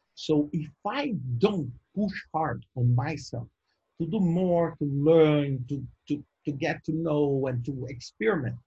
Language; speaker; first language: English; non-native, fluent; Portuguese